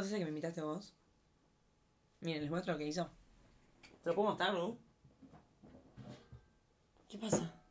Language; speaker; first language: Spanish; native; Spanish